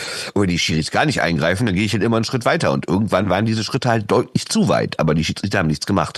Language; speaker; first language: German; native; German